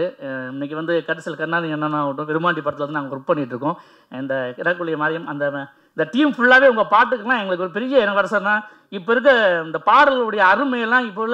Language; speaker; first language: Tamil; native; Tamil